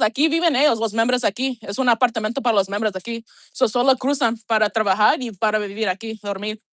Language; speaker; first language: Spanish; non-native, learner; English